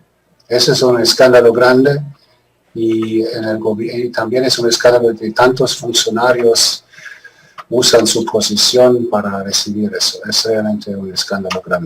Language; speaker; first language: Spanish; non-native, fluent; German